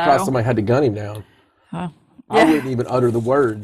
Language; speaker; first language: English; native; English